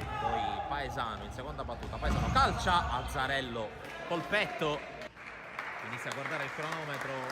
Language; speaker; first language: Italian; native; Italian